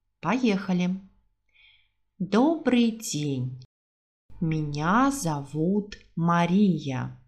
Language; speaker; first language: Russian; non-native, fluent; Portuguese